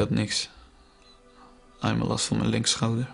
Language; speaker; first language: Dutch; early bilingual, other home language; Azerbaijani